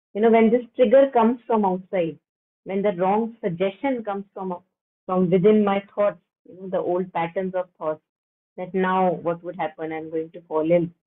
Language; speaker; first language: English; non-native, local second language; Hindi